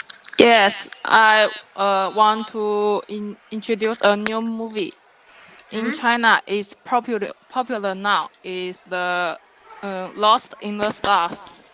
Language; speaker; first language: English; non-native, learner; Chinese